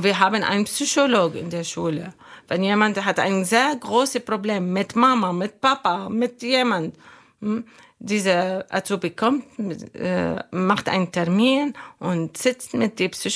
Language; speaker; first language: German; non-native, learner; Arabic